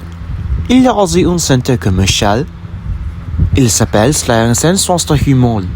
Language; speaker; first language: French; non-native, learner; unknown